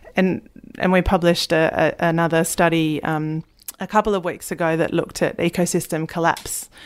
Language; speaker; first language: English; native; English